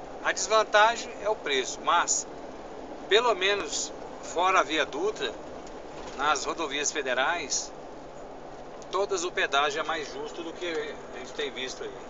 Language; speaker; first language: Portuguese; native; Portuguese